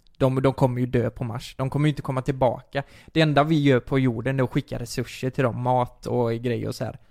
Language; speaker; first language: Swedish; native; Swedish